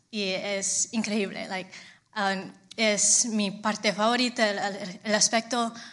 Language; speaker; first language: Spanish; non-native, fluent; English